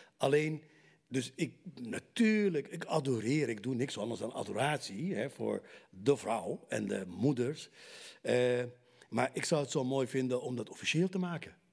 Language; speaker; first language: Dutch; non-native, fluent; Arabic